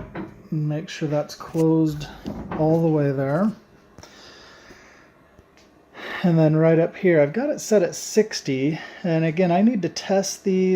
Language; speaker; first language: English; native; English